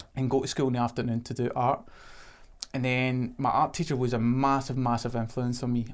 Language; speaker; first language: English; native; English